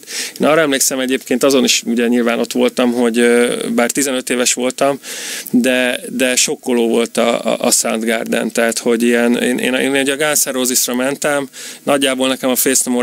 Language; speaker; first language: Hungarian; native; Hungarian